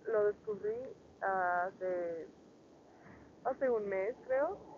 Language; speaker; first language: Spanish; non-native, learner; English